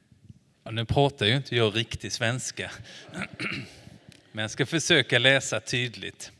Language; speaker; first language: Swedish; non-native, fluent; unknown